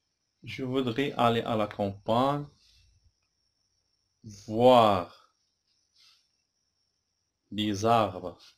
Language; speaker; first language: French; non-native, local second language; Arabic